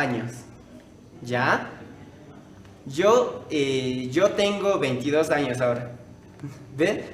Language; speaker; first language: Spanish; native; Spanish